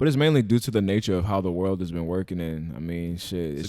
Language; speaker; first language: English; native; English